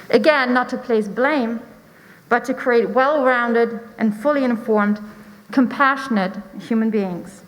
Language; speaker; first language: English; non-native, fluent; German